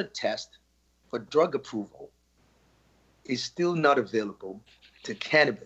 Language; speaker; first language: English; non-native, local second language; Yoruba